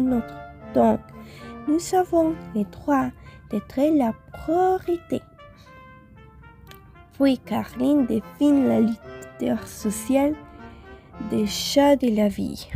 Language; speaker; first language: French; non-native, fluent; Spanish